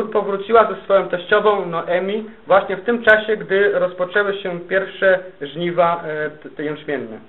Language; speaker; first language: Polish; native; Polish